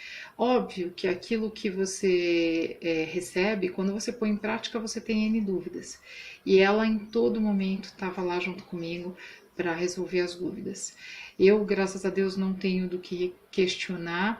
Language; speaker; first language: Portuguese; native; Portuguese